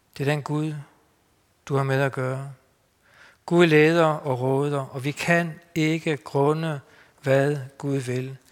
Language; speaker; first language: Danish; native; Danish